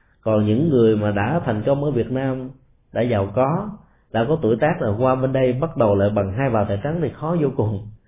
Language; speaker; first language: Vietnamese; native; Vietnamese